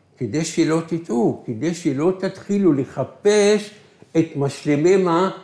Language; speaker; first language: Hebrew; non-native, local second language; Arabic